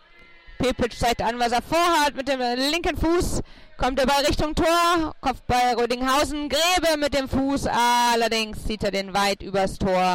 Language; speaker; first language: German; native; German